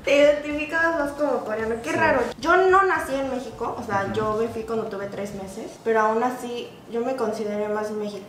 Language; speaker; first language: Spanish; early bilingual, other home language; Korean